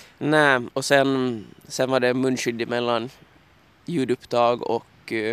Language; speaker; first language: Swedish; native; Swedish